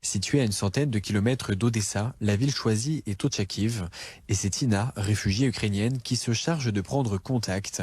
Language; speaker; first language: French; native; French